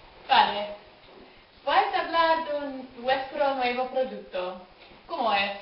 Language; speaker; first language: Spanish; non-native, learner; Dutch